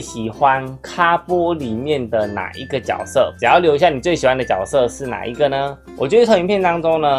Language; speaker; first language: Chinese; native; Chinese